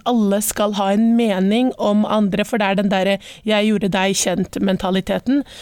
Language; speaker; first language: Norwegian; early bilingual, other home language; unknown